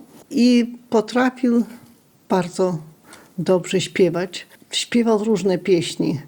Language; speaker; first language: Polish; non-native, local second language; Lithuanian